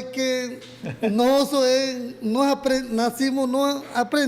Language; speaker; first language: Portuguese; non-native, learner; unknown